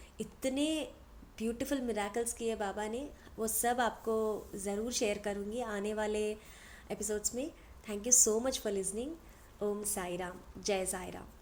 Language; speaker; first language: Hindi; non-native, local second language; Telugu